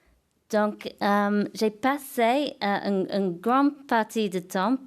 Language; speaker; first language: French; non-native, fluent; English